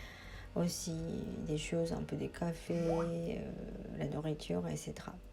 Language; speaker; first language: French; non-native, fluent; Japanese